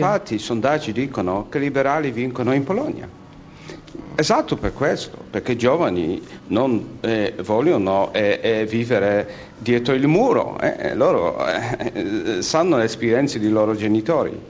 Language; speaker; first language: Italian; non-native, fluent; Polish